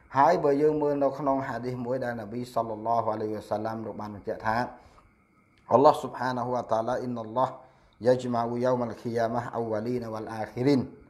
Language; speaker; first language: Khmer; non-native, local second language; Eastern Cham